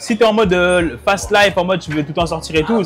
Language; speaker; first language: French; native; French